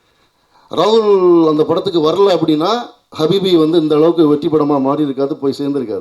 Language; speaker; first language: Tamil; native; Tamil